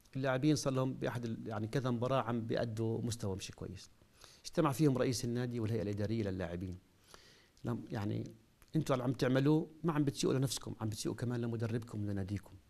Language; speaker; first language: Arabic; native; Arabic